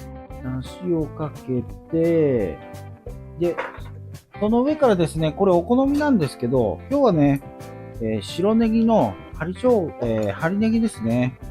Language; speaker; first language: Japanese; native; Japanese